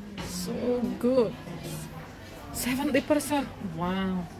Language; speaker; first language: English; non-native, learner; Indonesian